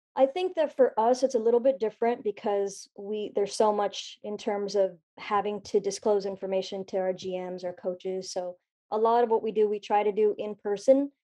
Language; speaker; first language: English; native; English